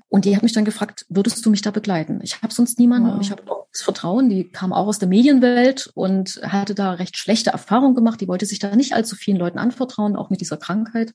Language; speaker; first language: German; native; German